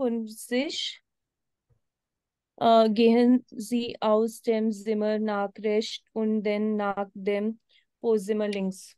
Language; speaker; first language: German; non-native, learner; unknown